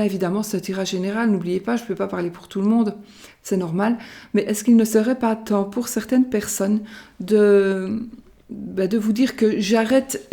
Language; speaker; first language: French; native; French